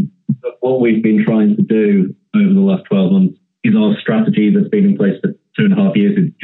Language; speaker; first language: English; native; English